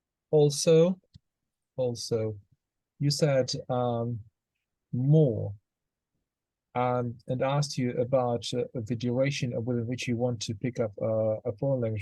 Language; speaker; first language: English; non-native, fluent; Russian